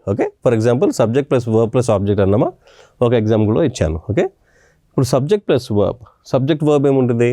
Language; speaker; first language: Telugu; non-native, local second language; English